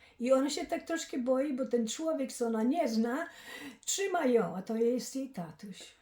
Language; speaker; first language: Polish; early bilingual, heritage; Polish